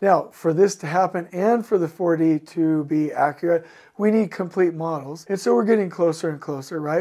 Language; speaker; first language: English; native; English